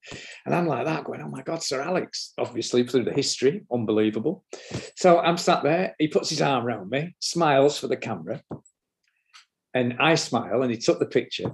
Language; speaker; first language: English; native; English